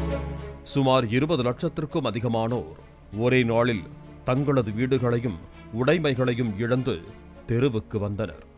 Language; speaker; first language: Tamil; native; Tamil